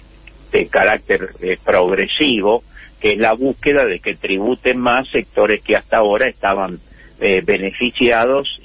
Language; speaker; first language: Spanish; native; Spanish